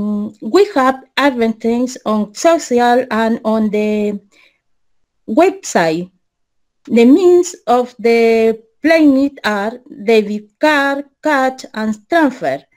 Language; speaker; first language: English; non-native, learner; Spanish